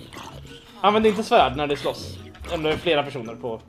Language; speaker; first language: Swedish; native; Swedish